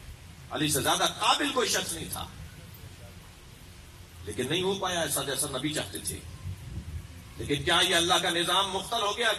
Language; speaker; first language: Urdu; native; Urdu